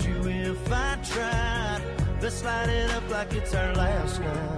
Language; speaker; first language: English; non-native, fluent; French